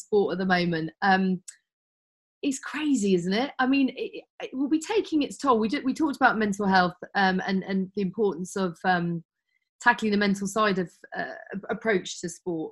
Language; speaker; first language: English; native; English